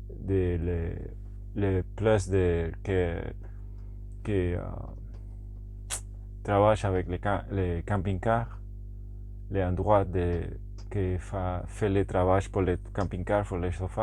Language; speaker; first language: French; non-native, learner; Spanish